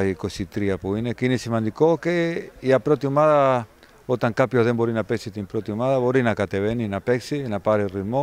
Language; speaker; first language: Greek; non-native, learner; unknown